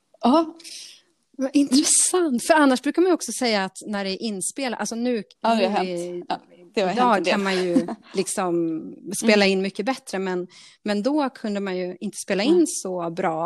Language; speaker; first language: Swedish; native; Swedish